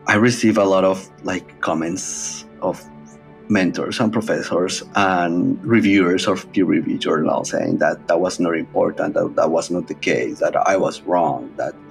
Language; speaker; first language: English; non-native, fluent; Spanish